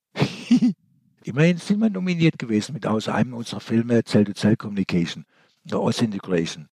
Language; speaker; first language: German; native; German